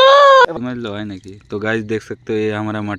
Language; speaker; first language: Hindi; non-native, local second language; Bangla